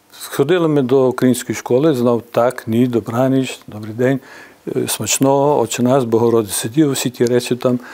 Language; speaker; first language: Ukrainian; early bilingual, heritage; Ukrainian